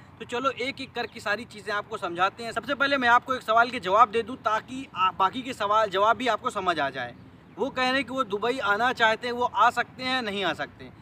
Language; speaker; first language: Hindi; native; Hindi